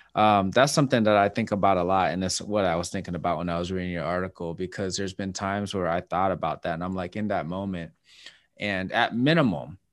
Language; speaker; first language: English; native; English